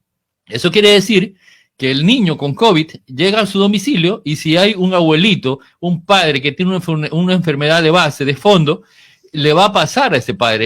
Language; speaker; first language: Spanish; native; Spanish